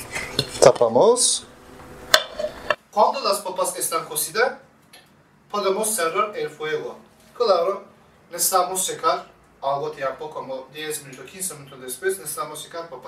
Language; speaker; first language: Spanish; non-native, learner; Turkish